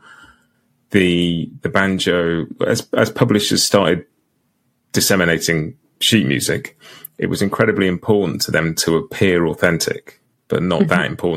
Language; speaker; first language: English; native; English